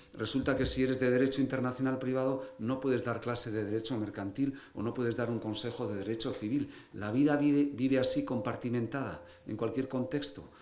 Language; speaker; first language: Spanish; native; Spanish